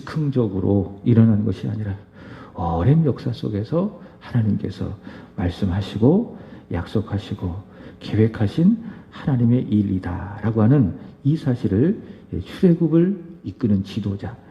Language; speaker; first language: Korean; native; Korean